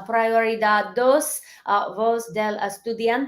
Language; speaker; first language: Spanish; early bilingual, heritage; English